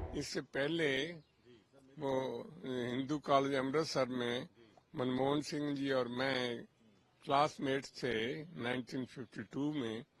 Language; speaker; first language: Urdu; non-native, local second language; Punjabi